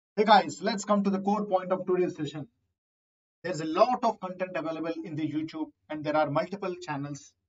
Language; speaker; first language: English; non-native, local second language; Telugu